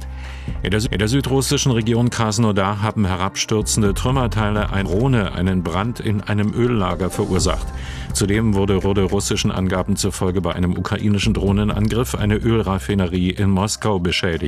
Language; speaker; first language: German; native; German